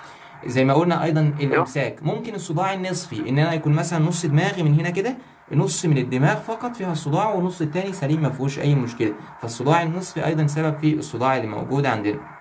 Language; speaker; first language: Arabic; native; Arabic